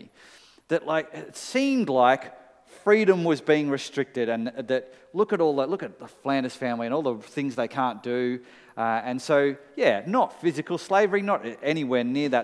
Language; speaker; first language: English; native; English